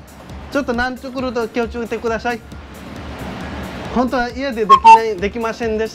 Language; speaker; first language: Japanese; non-native, learner; Nepali